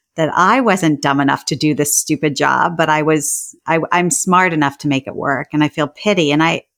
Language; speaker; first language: English; native; English